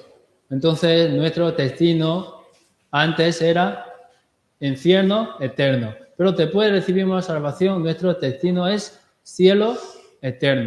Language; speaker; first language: Spanish; non-native, learner; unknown